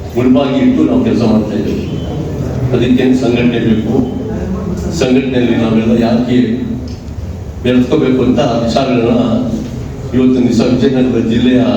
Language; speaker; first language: Kannada; non-native, local second language; Lambadi